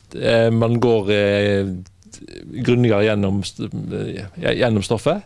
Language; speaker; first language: Norwegian; non-native, fluent; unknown